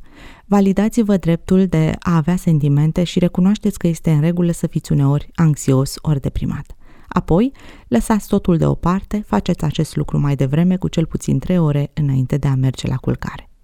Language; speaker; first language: Romanian; native; Romanian